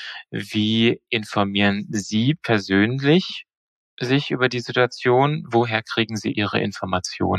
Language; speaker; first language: German; native; German